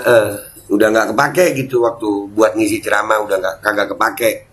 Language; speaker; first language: Indonesian; native; Indonesian